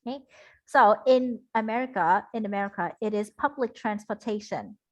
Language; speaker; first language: English; non-native, fluent; Vietnamese